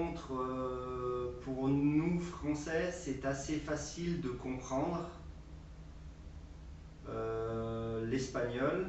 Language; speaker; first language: French; native; French